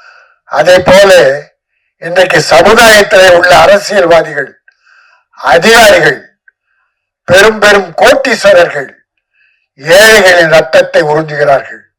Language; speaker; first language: Tamil; native; Tamil